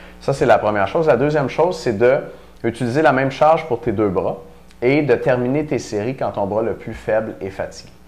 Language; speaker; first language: French; native; French